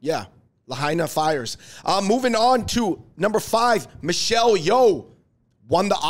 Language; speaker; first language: English; native; English